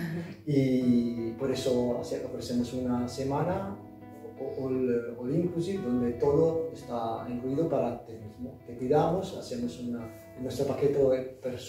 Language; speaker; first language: Spanish; non-native, learner; Italian